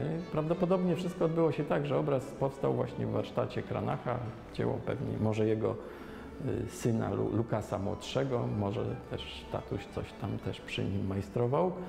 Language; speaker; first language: Polish; native; Polish